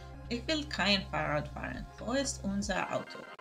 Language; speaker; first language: German; non-native, learner; Spanish